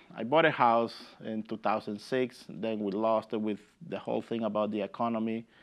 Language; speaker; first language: English; non-native, fluent; Spanish